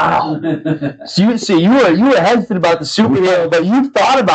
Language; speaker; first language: English; native; English